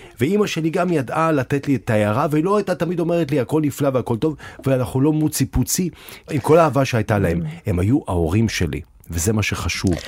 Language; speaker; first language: Hebrew; native; Hebrew